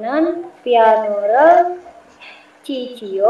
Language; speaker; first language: Korean; non-native, learner; Indonesian